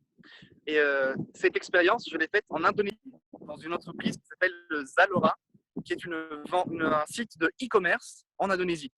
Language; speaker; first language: French; non-native, fluent; Italian